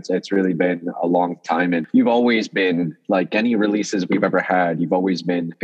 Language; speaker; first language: English; early bilingual, other home language; Russian